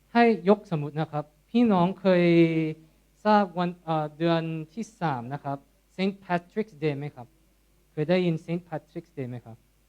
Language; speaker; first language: Thai; non-native, fluent; Korean